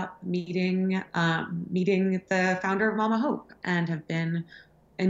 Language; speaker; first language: English; native; English